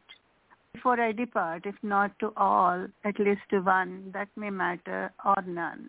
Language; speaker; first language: English; non-native, local second language; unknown